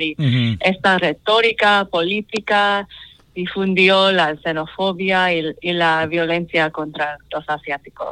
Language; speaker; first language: Spanish; non-native, fluent; English